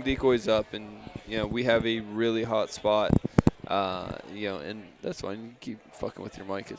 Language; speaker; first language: English; native; English